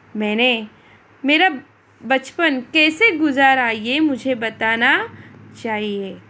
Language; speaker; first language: Hindi; non-native, local second language; Marathi